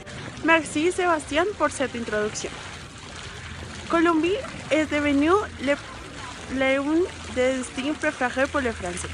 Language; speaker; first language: French; non-native, learner; Spanish